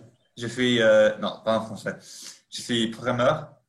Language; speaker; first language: French; non-native, fluent; Italian